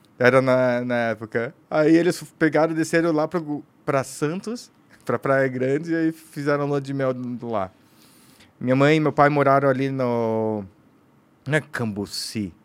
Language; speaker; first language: Portuguese; native; Portuguese